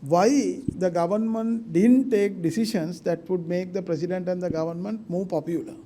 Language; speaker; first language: English; non-native, local second language; Sinhala